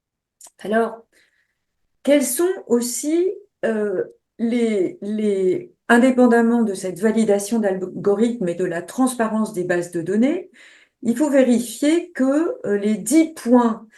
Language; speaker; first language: French; native; French